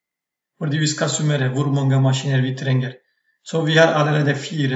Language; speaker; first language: Norwegian; non-native, fluent; Turkish